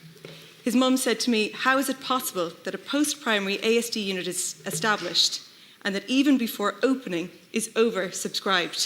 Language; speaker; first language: English; native; English